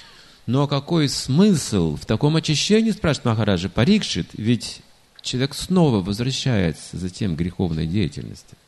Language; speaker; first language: Russian; native; Russian